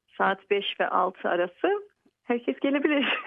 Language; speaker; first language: Turkish; early bilingual, heritage; Turkish